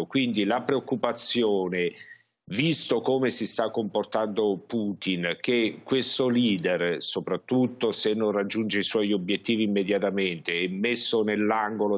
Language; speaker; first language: Italian; native; Italian